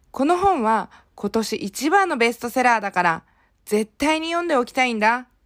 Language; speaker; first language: Japanese; native; Japanese